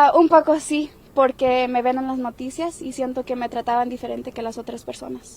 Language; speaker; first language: Spanish; early bilingual, heritage; Spanish